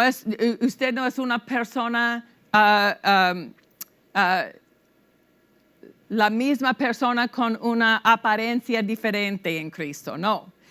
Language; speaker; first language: Spanish; non-native, fluent; English